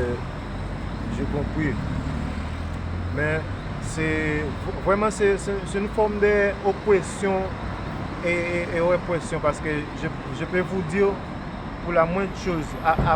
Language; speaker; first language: French; non-native, local second language; Haitian Creole